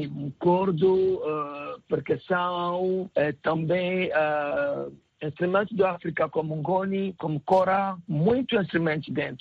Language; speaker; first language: Portuguese; non-native, learner; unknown